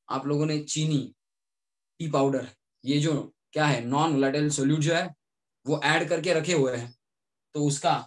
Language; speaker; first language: Hindi; native; Hindi